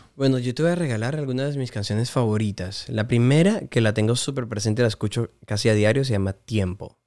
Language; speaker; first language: Spanish; native; Spanish